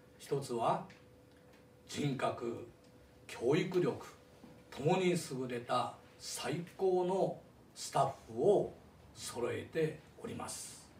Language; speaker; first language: Japanese; native; Japanese